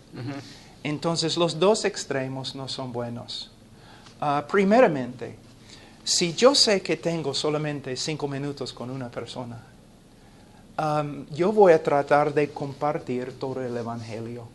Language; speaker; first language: Spanish; non-native, fluent; English